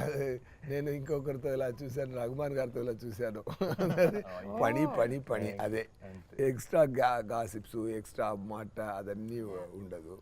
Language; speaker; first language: Telugu; non-native, learner; Tamil